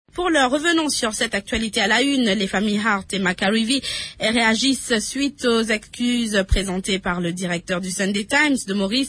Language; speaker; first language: French; non-native, local second language; Morisyen